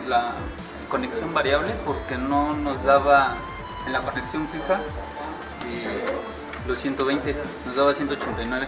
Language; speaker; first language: Spanish; native; Spanish